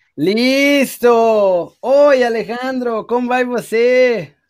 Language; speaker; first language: Portuguese; non-native, learner; Spanish